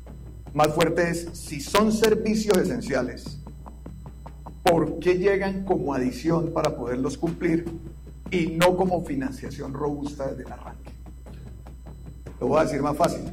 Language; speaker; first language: Spanish; native; Spanish